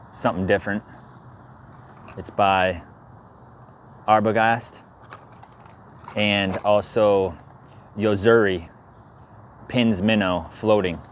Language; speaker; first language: English; native; English